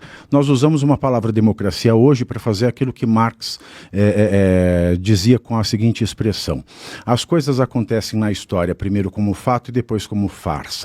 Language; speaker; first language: Portuguese; native; Portuguese